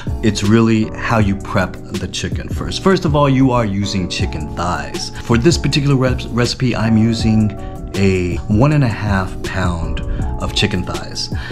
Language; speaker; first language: English; native; English